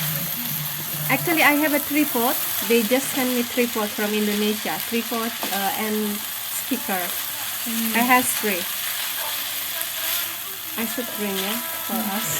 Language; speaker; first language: English; non-native, fluent; Indonesian